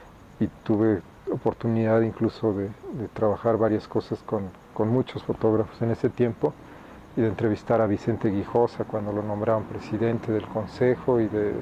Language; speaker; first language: Spanish; native; Spanish